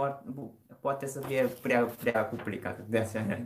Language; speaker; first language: Romanian; non-native, fluent; Korean